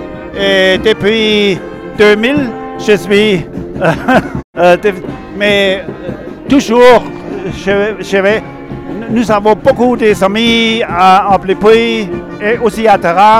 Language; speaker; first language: French; non-native, learner; German